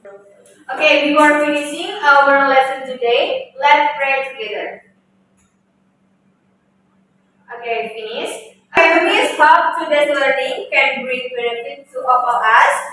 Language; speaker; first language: English; non-native, learner; Indonesian